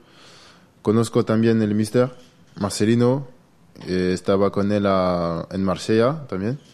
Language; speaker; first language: Spanish; non-native, learner; French